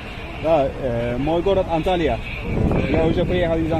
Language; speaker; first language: Russian; non-native, learner; Turkish